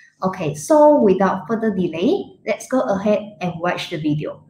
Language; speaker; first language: English; non-native, local second language; Chinese